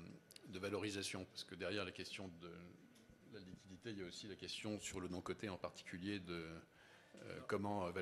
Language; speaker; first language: French; native; French